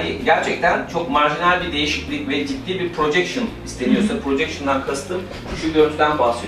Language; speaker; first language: Turkish; native; Turkish